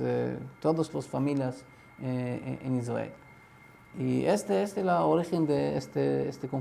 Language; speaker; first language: Spanish; non-native, learner; Arabic